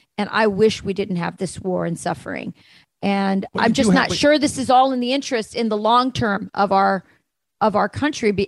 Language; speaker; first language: English; native; English